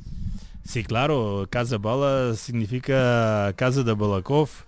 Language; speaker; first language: Portuguese; non-native, fluent; Bulgarian